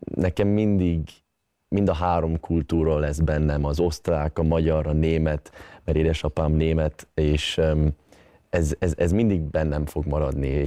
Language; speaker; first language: Hungarian; early bilingual, heritage; Hungarian